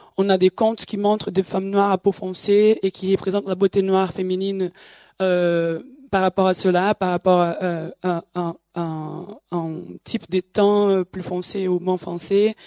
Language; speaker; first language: French; non-native, fluent; Portuguese